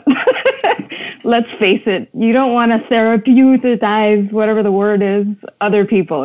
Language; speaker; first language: English; native; English